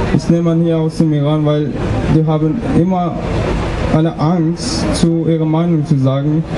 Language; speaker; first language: German; non-native, learner; Persian